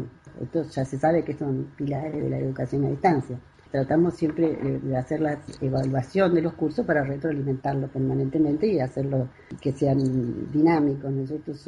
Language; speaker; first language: Spanish; native; Spanish